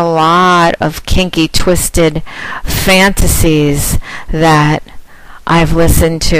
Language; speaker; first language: English; native; English